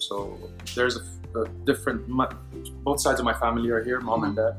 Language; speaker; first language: English; non-native, local second language; Arabic